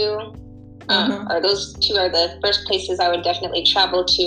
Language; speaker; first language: English; native; English